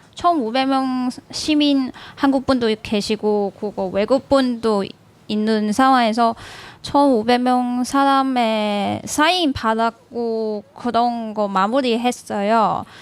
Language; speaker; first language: Korean; non-native, learner; Cantonese